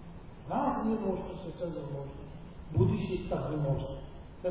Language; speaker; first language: Russian; non-native, learner; Tibetan